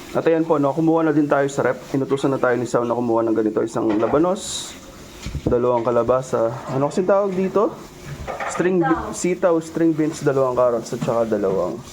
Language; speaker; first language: Filipino; native; Filipino